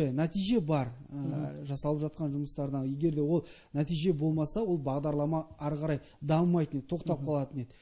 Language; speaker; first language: Kazakh; native; Kazakh